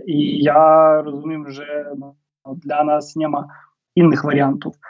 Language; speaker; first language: Polish; non-native, fluent; Ukrainian